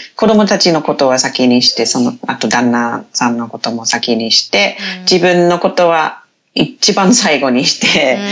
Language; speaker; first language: Japanese; non-native, fluent; English